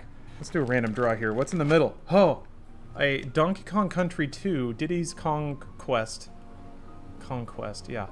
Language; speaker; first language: English; native; English